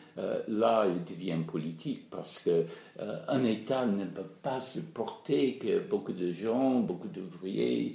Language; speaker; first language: French; non-native, fluent; English